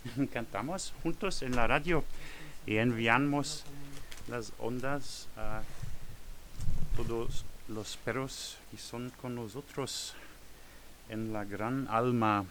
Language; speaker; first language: Spanish; non-native, learner; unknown